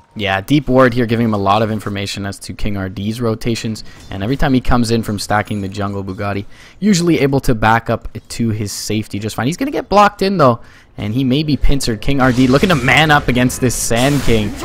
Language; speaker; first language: English; native; English